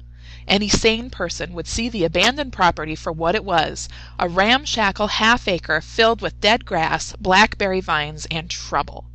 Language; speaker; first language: English; native; English